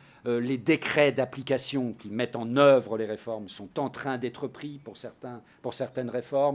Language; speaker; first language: French; native; French